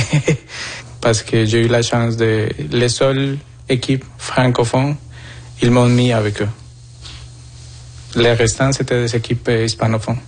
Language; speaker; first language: French; non-native, fluent; Spanish